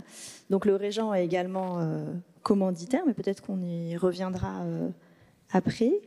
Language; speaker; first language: French; native; French